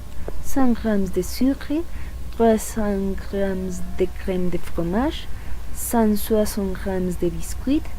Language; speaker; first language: French; non-native, learner; Spanish